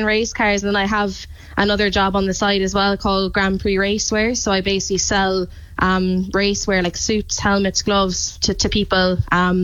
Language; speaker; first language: English; native; English